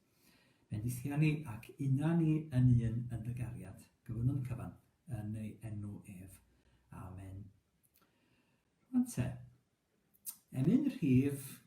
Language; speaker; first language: Welsh; native; Welsh